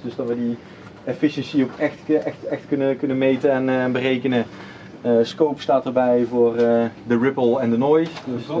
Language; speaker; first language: Dutch; native; Dutch